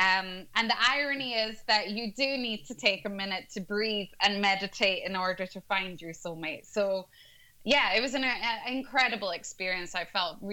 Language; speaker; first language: English; native; English